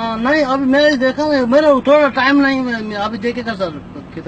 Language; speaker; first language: Hindi; non-native, learner; Nepali